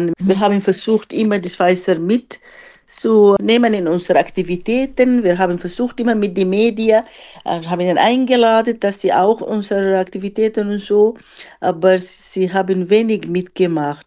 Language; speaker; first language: German; non-native, fluent; Arabic